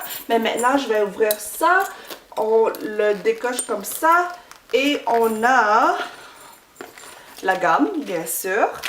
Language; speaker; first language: French; non-native, fluent; English